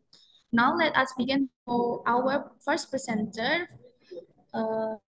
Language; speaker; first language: English; non-native, fluent; Indonesian